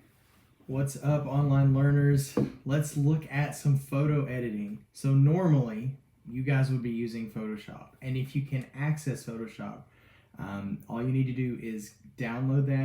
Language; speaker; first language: English; native; English